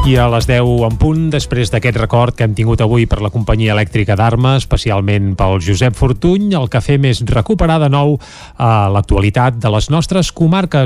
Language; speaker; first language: Catalan; native; Catalan